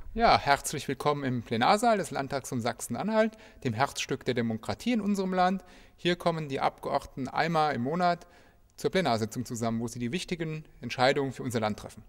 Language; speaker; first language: German; native; German